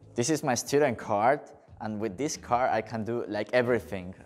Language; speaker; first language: English; non-native, fluent; Spanish